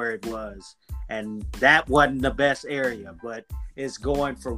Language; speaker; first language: English; native; English